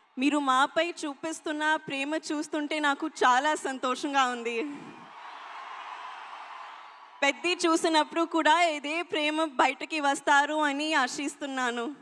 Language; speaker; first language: Telugu; non-native, learner; Hindi